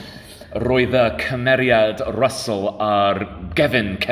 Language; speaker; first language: Welsh; non-native, learner; English